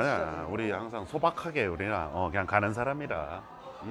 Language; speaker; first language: Korean; native; Korean